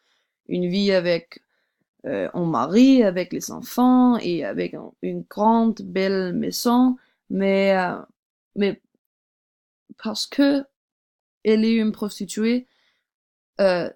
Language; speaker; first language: French; non-native, learner; English